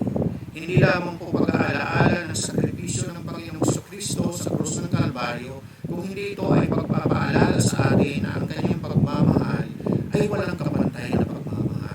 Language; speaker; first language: Filipino; native; Filipino